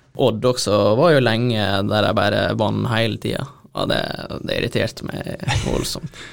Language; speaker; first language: Norwegian; native; Norwegian